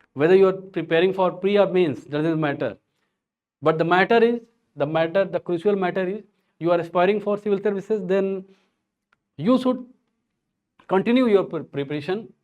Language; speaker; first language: English; non-native, local second language; Hindi